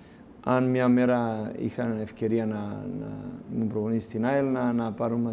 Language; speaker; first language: Greek; non-native, learner; Serbian